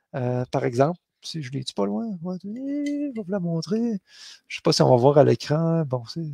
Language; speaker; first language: French; native; French